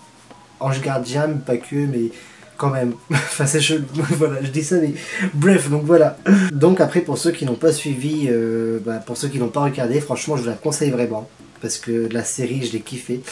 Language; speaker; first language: French; native; French